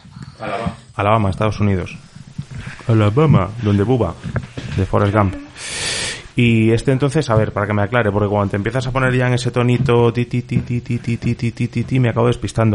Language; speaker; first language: Spanish; native; Spanish